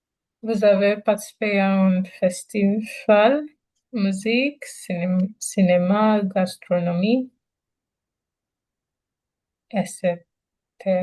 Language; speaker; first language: French; non-native, learner; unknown